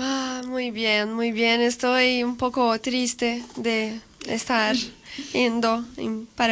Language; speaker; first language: Spanish; non-native, learner; Portuguese